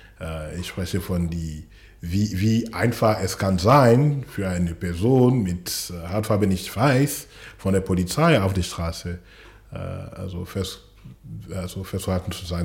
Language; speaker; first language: German; non-native, fluent; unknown